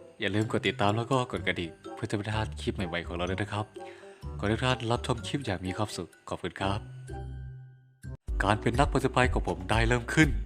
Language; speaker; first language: Thai; native; Thai